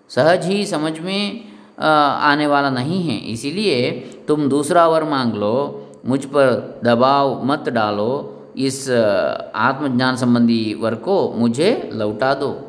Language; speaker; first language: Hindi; non-native, local second language; Kannada